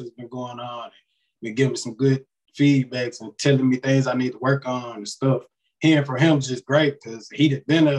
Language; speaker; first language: English; native; English